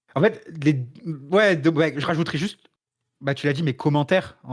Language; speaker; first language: French; native; French